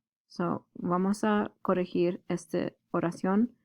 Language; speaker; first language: Spanish; non-native, fluent; English